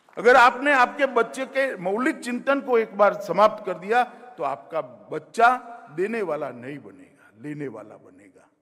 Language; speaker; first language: Hindi; non-native, local second language; Gujarati